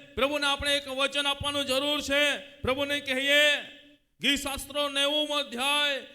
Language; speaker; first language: Gujarati; non-native, local second language; Gamit